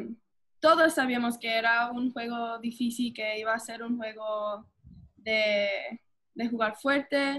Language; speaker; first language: Spanish; early bilingual, heritage; English